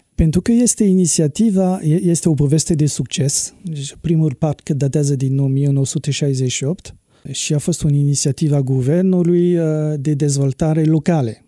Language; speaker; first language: Romanian; non-native, fluent; French